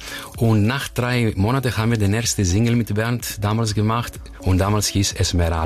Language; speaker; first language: German; non-native, fluent; Greek